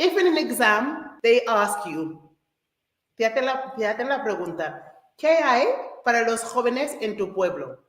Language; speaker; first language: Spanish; non-native, fluent; English